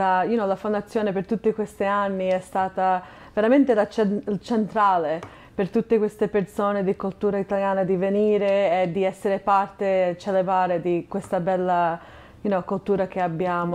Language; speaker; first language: Italian; non-native, fluent; English